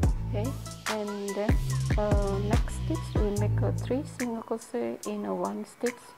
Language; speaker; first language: English; non-native, learner; Indonesian